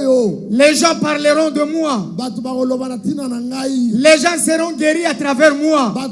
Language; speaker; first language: French; non-native, local second language; Lingala